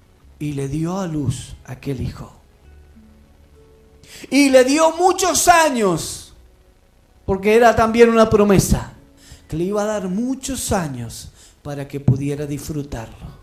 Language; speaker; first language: Spanish; native; Spanish